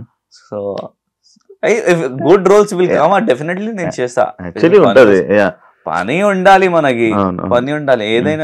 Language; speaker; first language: Telugu; non-native, learner; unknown